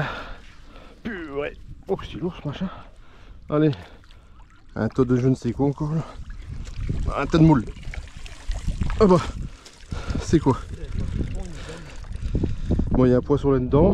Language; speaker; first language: French; native; French